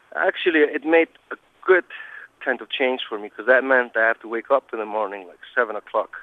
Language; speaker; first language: English; non-native, fluent; Icelandic